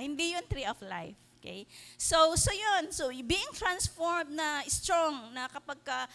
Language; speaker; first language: Filipino; native; Filipino